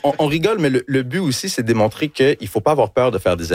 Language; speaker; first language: French; non-native, local second language; English